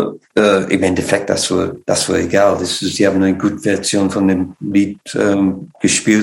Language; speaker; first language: German; non-native, fluent; English